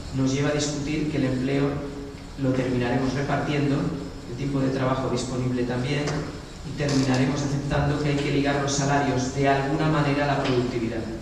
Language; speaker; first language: Spanish; non-native, local second language; Catalan